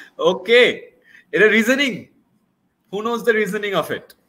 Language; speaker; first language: English; non-native, local second language; Bangla